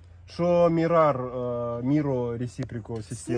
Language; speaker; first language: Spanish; non-native, learner; Russian